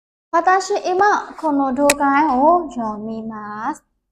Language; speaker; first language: Japanese; non-native, learner; Burmese